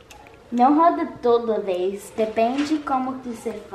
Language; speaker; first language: Portuguese; early bilingual, heritage; Portuguese